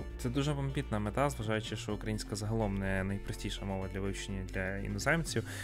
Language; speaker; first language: Ukrainian; native; Ukrainian